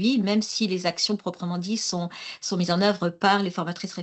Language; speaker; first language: French; native; French